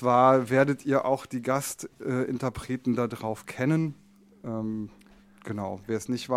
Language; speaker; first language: German; native; German